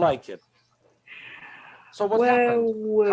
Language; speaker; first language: English; non-native, fluent; Bulgarian